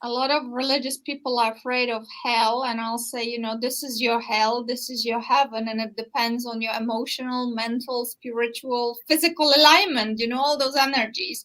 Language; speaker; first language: English; non-native, fluent; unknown